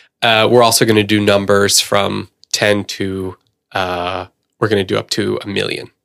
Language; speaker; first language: English; native; English